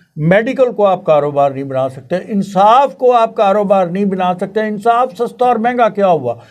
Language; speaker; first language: Urdu; non-native, local second language; Punjabi